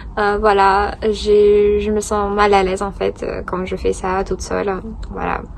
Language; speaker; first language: French; non-native, fluent; Russian